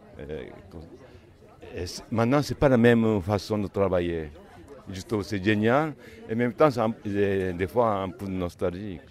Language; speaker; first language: French; non-native, learner; Japanese